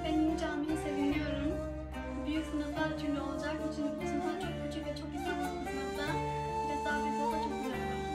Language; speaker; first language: Turkish; early bilingual, heritage; Turkish